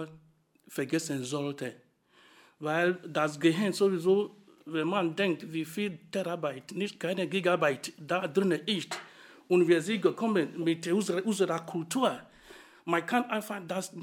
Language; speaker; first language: German; non-native, fluent; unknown